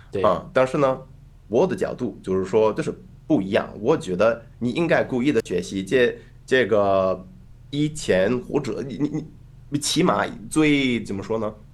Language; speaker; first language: Chinese; non-native, fluent; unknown